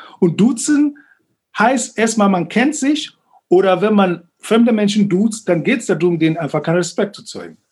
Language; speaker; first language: German; non-native, fluent; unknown